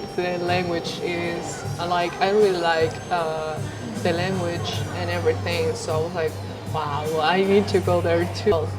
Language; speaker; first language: English; non-native, fluent; Spanish